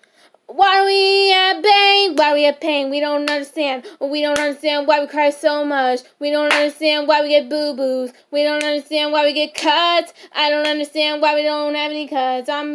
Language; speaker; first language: English; native; English